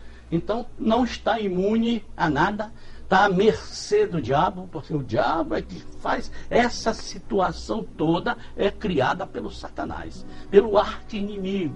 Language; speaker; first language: Portuguese; native; Portuguese